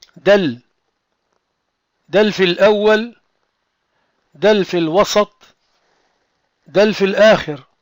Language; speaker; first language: Arabic; non-native, fluent; French